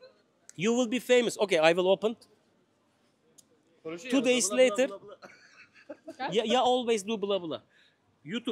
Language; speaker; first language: English; non-native, learner; Turkish